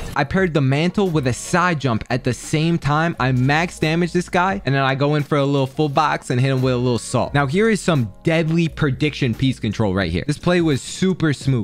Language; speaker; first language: English; native; English